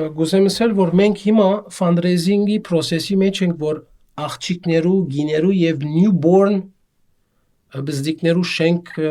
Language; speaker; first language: Armenian; native; Armenian